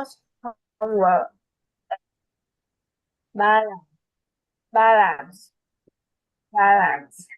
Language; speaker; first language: English; non-native, learner; Vietnamese